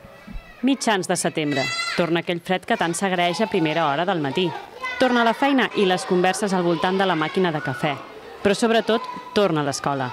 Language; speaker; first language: Catalan; native; Catalan